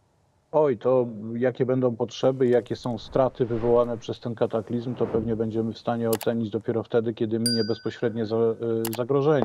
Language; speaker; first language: Polish; native; Polish